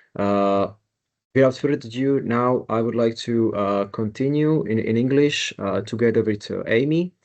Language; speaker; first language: English; non-native, fluent; Slovak